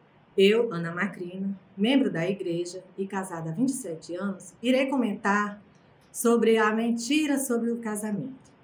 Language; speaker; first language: Portuguese; native; Portuguese